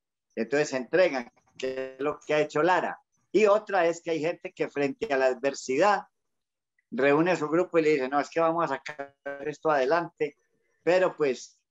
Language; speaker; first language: Spanish; native; Spanish